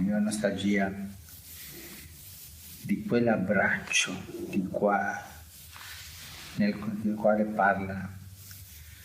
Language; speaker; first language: Italian; non-native, fluent; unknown